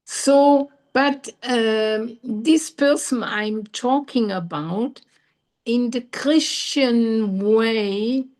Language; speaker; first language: English; non-native, learner; German